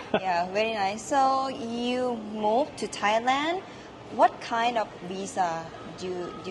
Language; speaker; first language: English; non-native, learner; Thai